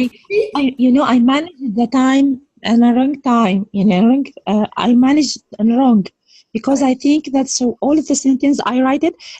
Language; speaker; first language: English; non-native, learner; Arabic